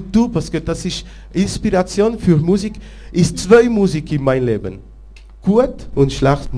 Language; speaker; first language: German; non-native, local second language; French